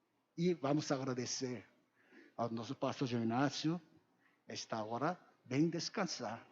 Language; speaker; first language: Portuguese; non-native, learner; Korean